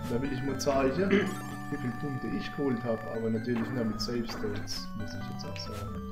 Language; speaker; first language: German; native; German